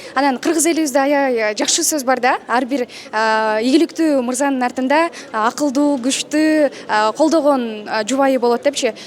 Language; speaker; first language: Kyrgyz; native; Kyrgyz